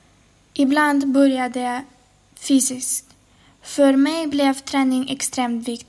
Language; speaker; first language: Swedish; non-native, fluent; Ukrainian